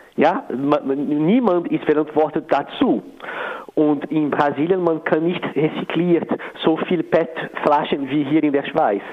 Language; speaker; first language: German; non-native, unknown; Portuguese